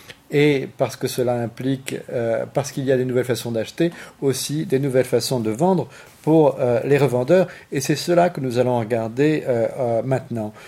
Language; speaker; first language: French; native; French